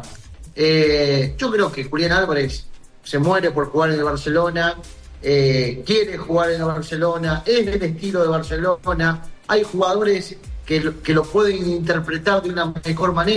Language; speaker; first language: Spanish; native; Spanish